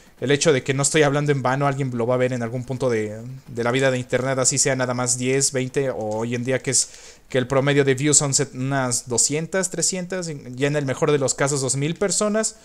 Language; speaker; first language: Spanish; native; Spanish